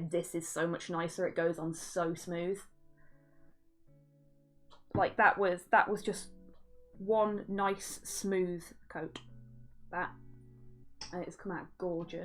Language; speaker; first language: English; native; English